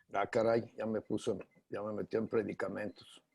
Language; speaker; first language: Spanish; native; Spanish